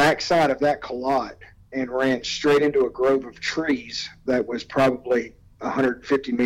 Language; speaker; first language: English; native; English